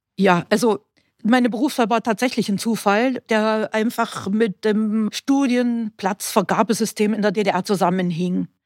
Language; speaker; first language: German; native; German